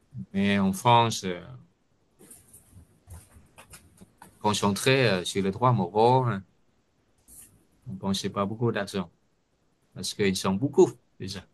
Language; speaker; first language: French; non-native, fluent; Vietnamese